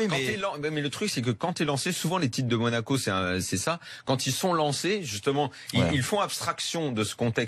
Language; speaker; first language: French; native; French